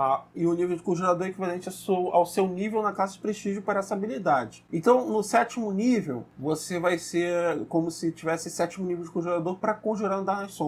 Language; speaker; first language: Portuguese; native; Portuguese